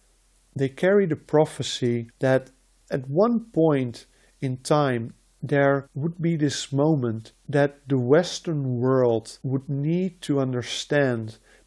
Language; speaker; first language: English; non-native, fluent; Dutch